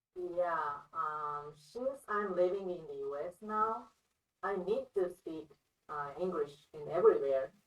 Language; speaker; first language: English; non-native, fluent; Japanese